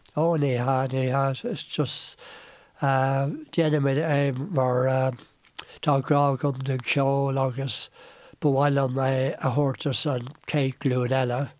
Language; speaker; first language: Irish; non-native, local second language; English